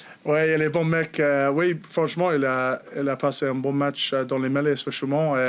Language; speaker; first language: French; non-native, learner; English